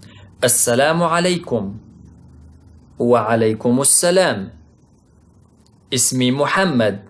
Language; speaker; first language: Arabic; non-native, fluent; Pashto